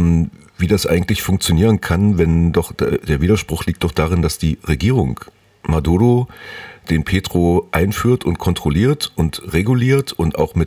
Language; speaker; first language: German; native; German